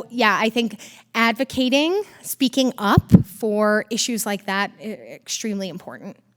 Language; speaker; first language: English; native; English